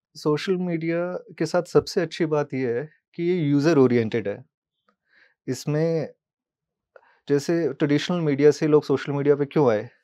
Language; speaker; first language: Hindi; native; Hindi